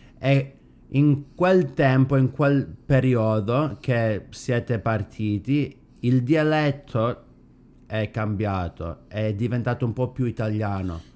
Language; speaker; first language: Italian; early bilingual, heritage; Italian